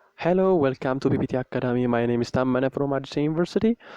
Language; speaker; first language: English; non-native, local second language; Amharic